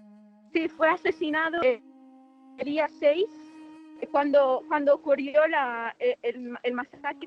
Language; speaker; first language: Spanish; non-native, fluent; Arabic